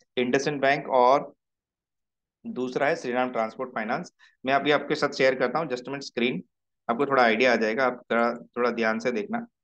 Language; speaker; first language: Hindi; native; Hindi